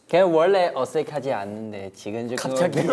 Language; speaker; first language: Korean; non-native, fluent; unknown